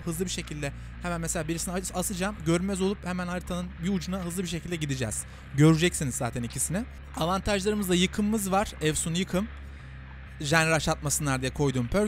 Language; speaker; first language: Turkish; native; Turkish